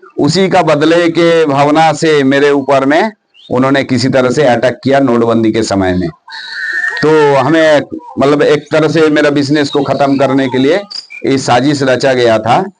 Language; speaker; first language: Hindi; non-native, local second language; Bangla